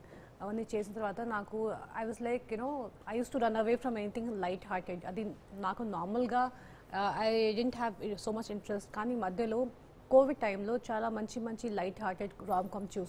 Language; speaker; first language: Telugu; non-native, local second language; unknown